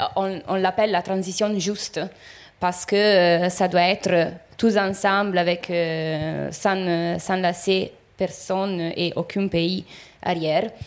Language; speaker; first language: French; non-native, fluent; Italian